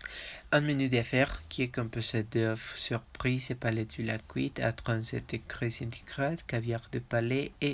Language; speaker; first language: French; non-native, learner; Spanish